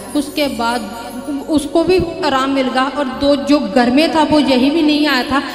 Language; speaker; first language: Hindi; native; Hindi